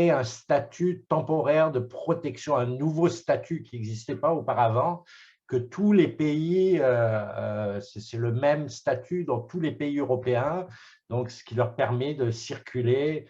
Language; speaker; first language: French; native; French